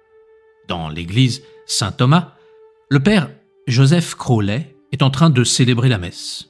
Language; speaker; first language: French; native; French